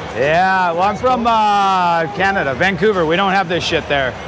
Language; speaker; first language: English; native; English